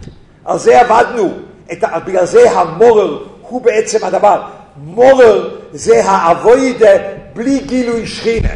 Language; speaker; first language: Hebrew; non-native, fluent; English